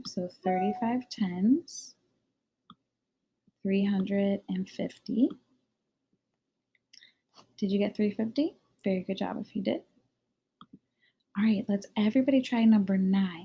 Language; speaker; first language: English; native; English